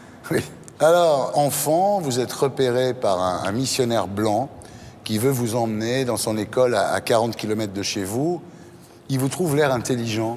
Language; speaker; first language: French; native; French